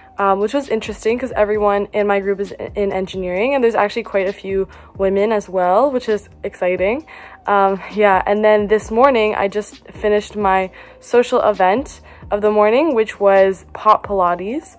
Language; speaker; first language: English; native; English